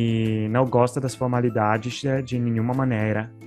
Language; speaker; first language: Portuguese; non-native, fluent; Italian